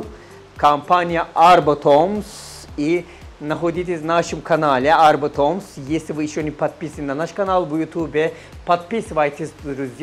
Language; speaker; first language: Russian; non-native, fluent; Turkish